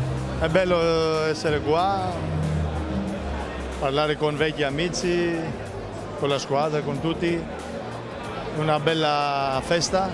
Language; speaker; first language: Italian; non-native, learner; Greek